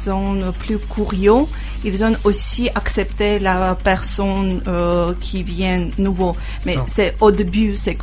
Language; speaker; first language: French; non-native, learner; Armenian